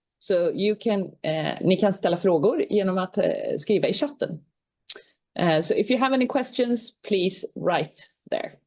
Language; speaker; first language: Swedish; native; Swedish